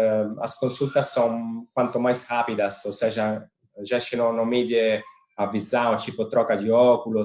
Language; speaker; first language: Portuguese; non-native, fluent; Italian